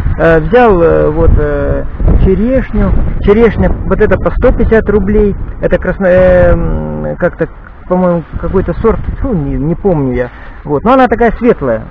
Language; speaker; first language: Russian; native; Russian